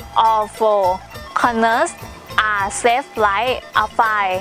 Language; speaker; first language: English; non-native, learner; Thai